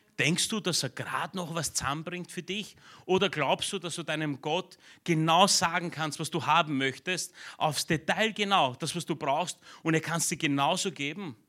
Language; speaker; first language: German; early bilingual, other home language; Romanian